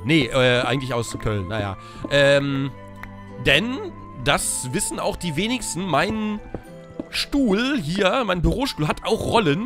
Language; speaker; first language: German; native; German